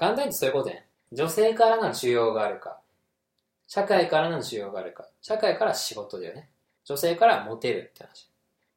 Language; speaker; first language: Japanese; native; Japanese